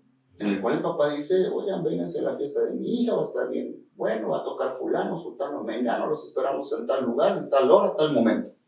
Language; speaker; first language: Spanish; native; Spanish